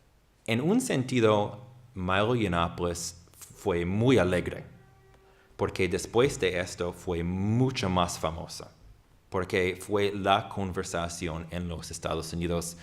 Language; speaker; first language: Spanish; non-native, fluent; English